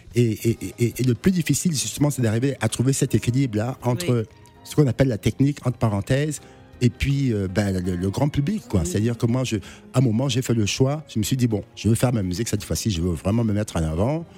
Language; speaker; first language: French; non-native, local second language; Duala